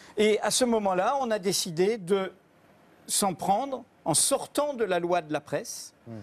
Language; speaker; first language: French; native; French